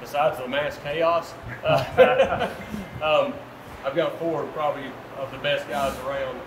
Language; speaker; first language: English; native; English